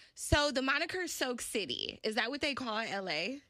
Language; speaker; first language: English; native; English